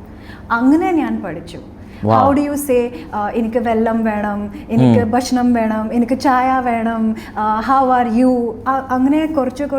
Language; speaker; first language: Malayalam; early bilingual, heritage; English